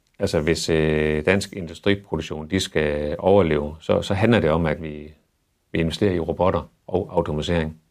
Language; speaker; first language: Danish; native; Danish